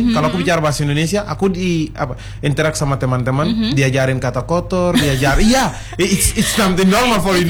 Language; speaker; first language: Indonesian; non-native, fluent; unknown